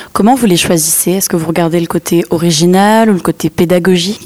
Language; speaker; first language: French; native; French